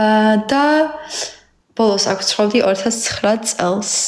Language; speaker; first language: Georgian; early bilingual, heritage; Georgian